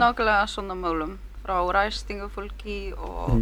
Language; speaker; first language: Icelandic; early bilingual, heritage; Polish